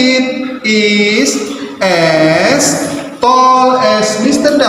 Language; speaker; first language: English; non-native, learner; Indonesian